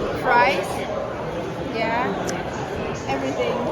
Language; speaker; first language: English; non-native, learner; Chinese